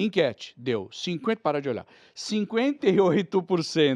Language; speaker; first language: Portuguese; native; Portuguese